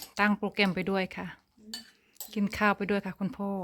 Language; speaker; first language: Thai; native; Thai